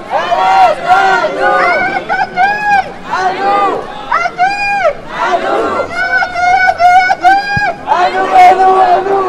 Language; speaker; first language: French; native; French